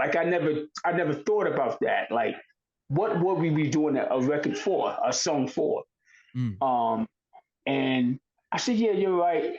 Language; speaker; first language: English; native; English